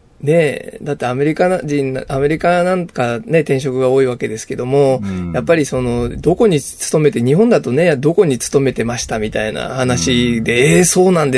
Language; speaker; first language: Japanese; native; Japanese